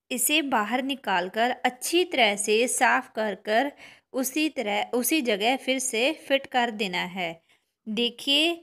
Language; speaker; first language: Hindi; non-native, local second language; Punjabi